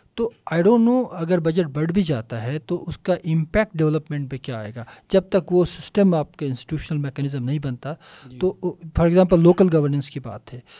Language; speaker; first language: Urdu; non-native, local second language; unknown